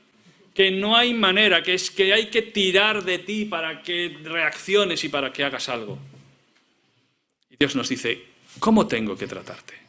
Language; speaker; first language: Spanish; native; Spanish